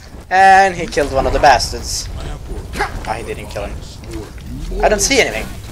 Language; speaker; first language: English; non-native, fluent; Swedish